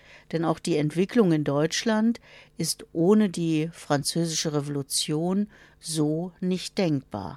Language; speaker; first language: German; native; German